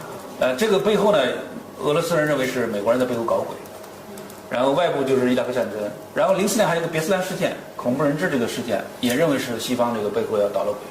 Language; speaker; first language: Chinese; native; Chinese